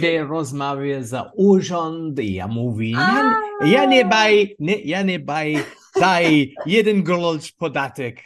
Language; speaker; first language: Polish; non-native, learner; English